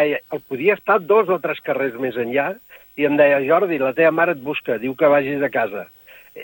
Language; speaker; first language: Catalan; native; Catalan